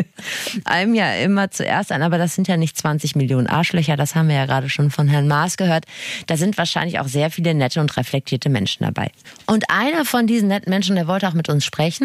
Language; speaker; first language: German; native; German